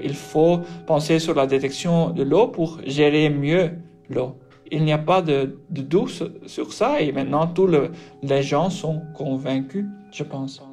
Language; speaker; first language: French; non-native, local second language; Dutch